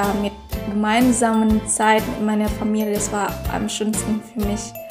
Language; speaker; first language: German; non-native, learner; Indonesian